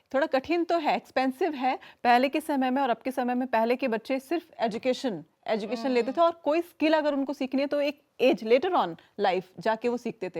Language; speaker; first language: Hindi; native; Hindi